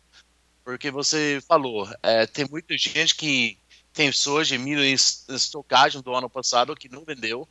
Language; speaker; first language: Portuguese; non-native, learner; English